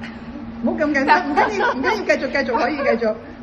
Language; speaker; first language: Cantonese; native; Cantonese